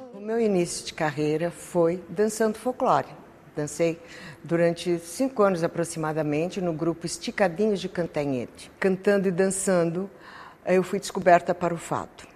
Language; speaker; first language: Portuguese; native; Portuguese